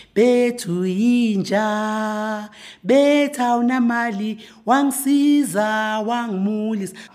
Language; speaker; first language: English; non-native, local second language; Zulu